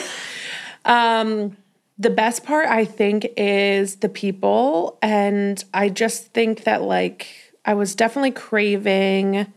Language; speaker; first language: English; native; English